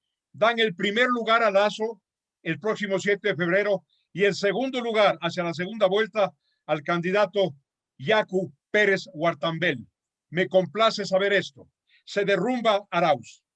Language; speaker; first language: Spanish; native; Spanish